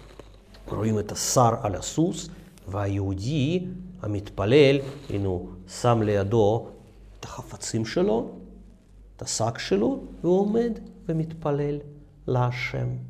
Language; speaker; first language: Hebrew; non-native, fluent; Russian